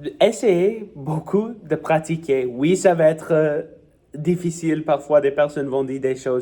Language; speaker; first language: French; non-native, local second language; English